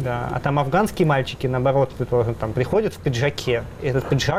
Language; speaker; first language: Russian; native; Russian